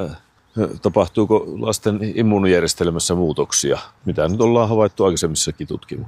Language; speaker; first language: Finnish; native; Finnish